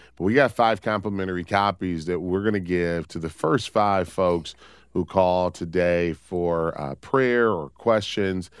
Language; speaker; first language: English; native; English